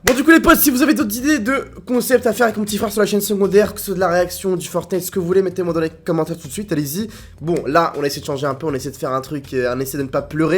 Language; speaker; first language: French; native; French